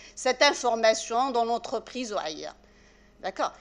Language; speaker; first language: French; non-native, local second language; Arabic